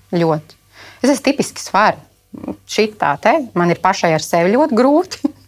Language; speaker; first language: Latvian; native; Latvian